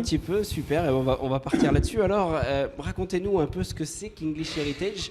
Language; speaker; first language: French; native; French